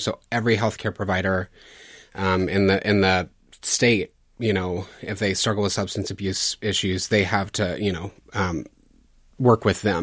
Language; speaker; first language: English; native; English